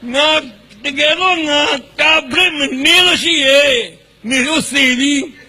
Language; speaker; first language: Burmese; non-native, local second language; Karen languages